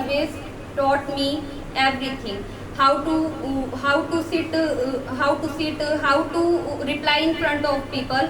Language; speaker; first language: English; non-native, learner; Hindi